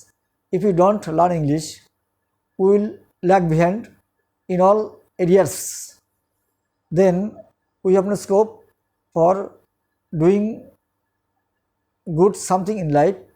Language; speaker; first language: English; non-native, local second language; Bangla